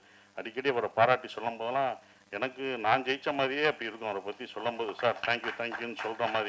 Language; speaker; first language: Tamil; native; Tamil